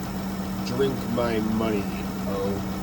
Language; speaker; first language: English; native; English